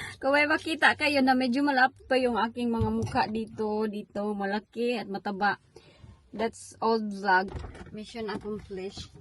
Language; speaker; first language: Filipino; non-native, local second language; Cebuano